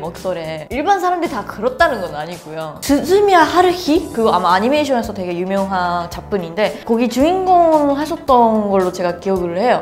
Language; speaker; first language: Korean; non-native, fluent; Japanese